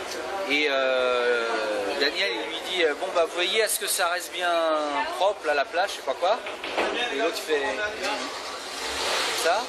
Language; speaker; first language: French; native; French